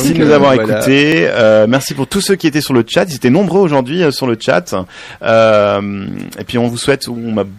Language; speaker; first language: French; native; French